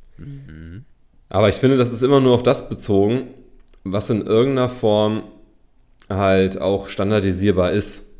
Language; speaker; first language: German; native; German